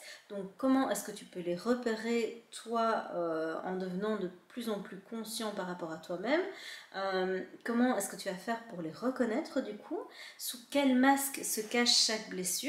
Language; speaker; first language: French; native; French